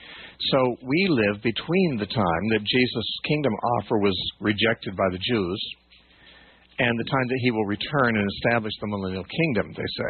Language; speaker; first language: English; native; English